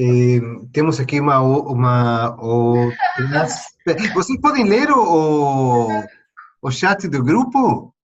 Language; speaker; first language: Portuguese; non-native, fluent; Spanish